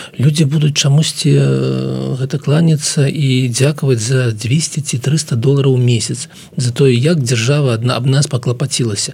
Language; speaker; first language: Belarusian; non-native, local second language; Russian